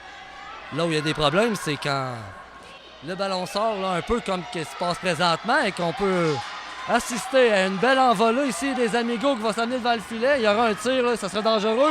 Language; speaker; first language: French; native; French